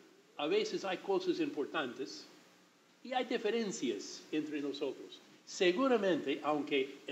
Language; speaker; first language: Spanish; non-native, fluent; English